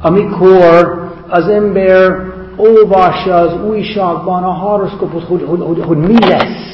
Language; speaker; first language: Hungarian; non-native, fluent; English